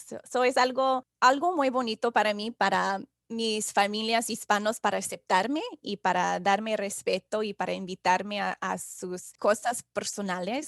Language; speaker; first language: Spanish; non-native, fluent; English